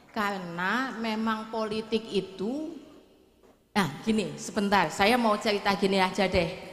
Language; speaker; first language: Indonesian; native; Indonesian